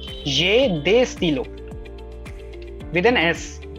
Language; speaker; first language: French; non-native, fluent; Hindi